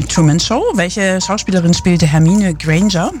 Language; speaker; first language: German; native; German